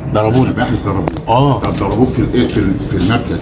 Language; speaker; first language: Arabic; native; Arabic